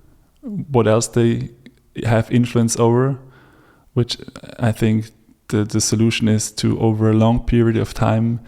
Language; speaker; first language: English; non-native, fluent; German